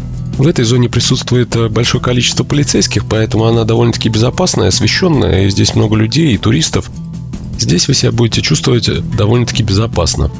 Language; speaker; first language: Russian; native; Russian